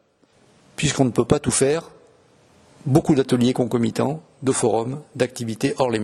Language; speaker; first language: French; native; French